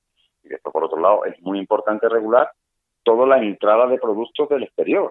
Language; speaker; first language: Spanish; native; Spanish